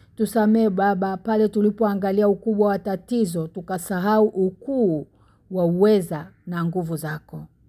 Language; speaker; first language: Swahili; native; Swahili